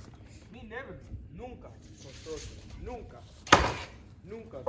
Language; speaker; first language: Spanish; non-native, learner; English